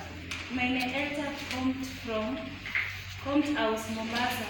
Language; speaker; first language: German; non-native, learner; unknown